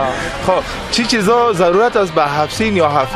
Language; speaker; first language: Persian; non-native, local second language; Pashto